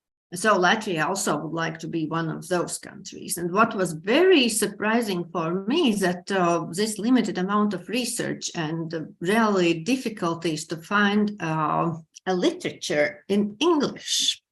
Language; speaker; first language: English; non-native, fluent; Latvian